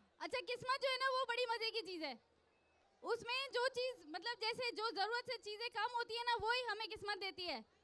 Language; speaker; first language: Urdu; non-native, local second language; Sindhi